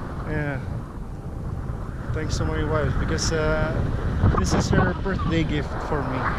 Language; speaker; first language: English; non-native, learner; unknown